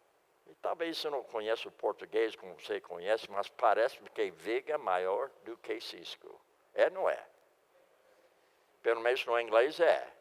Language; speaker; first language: Portuguese; non-native, fluent; English